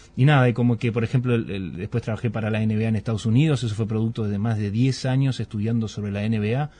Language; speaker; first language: Spanish; native; Spanish